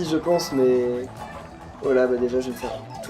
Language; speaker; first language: French; native; French